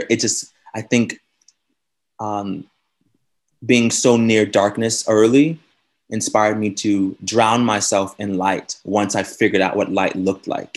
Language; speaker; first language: English; native; English